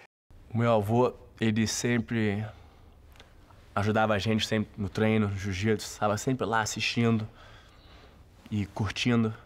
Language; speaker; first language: Portuguese; early bilingual, heritage; Portuguese